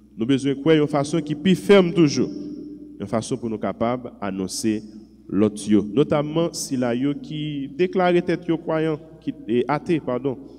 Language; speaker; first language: French; non-native, local second language; Haitian Creole